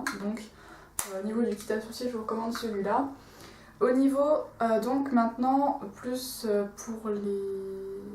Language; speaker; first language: French; native; French